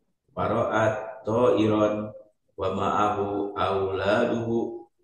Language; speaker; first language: Arabic; non-native, learner; Indonesian